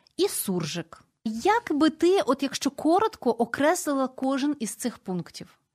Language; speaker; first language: Ukrainian; native; Ukrainian